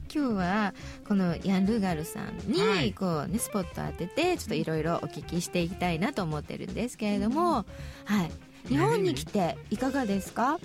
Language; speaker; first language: Japanese; native; Japanese